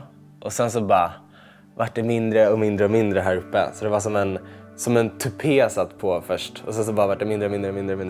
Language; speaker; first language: Swedish; native; Swedish